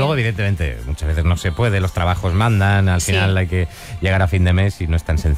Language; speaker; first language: Spanish; native; Spanish